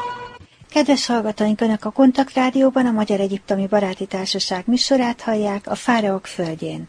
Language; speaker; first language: Hungarian; native; Hungarian